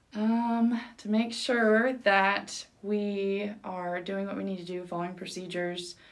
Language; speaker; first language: English; early bilingual, other home language; Spanish